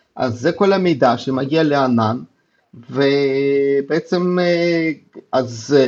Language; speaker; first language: Hebrew; non-native, fluent; Russian